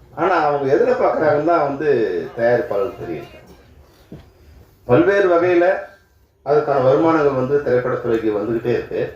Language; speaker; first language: Tamil; native; Tamil